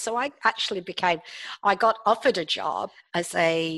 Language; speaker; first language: English; native; English